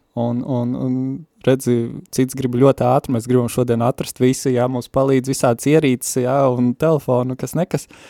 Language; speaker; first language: Latvian; native; Latvian